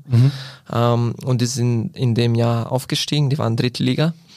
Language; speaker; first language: German; non-native, fluent; Croatian